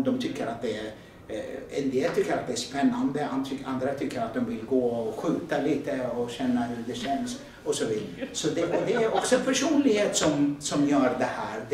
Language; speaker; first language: Swedish; non-native, fluent; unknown